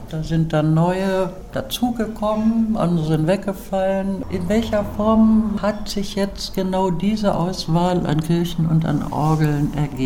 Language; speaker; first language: German; native; German